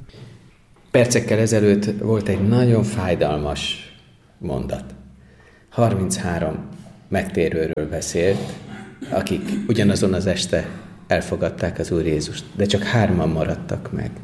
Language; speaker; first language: Hungarian; native; Hungarian